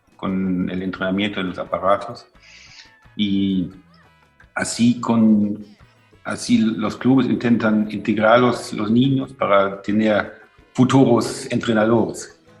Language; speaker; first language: Spanish; non-native, fluent; German